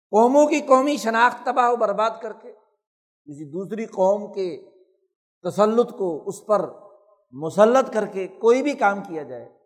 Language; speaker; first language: Urdu; non-native, local second language; Punjabi